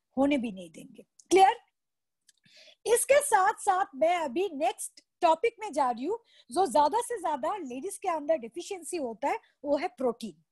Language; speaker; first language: Hindi; non-native, local second language; Bangla